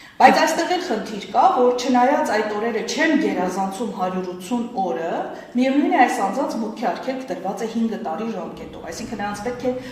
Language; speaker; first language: Armenian; native; Armenian